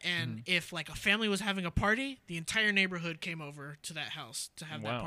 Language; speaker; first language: English; native; English